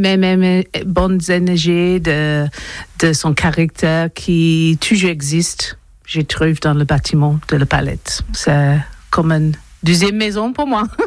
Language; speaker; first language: French; non-native, learner; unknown